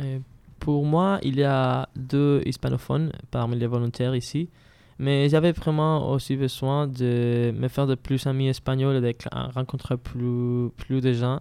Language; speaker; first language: French; non-native, learner; Spanish